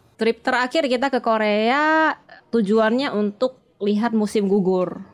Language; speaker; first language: Indonesian; native; Indonesian